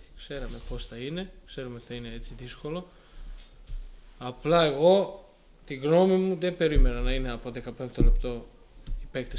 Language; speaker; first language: Greek; non-native, fluent; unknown